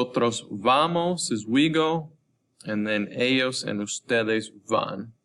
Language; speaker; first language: Spanish; non-native, fluent; English